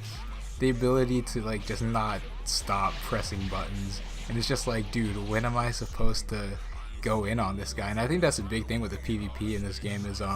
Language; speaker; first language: English; native; English